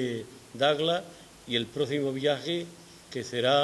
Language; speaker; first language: Spanish; native; Spanish